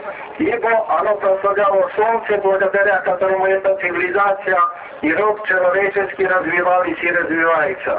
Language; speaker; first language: Russian; non-native, fluent; Serbian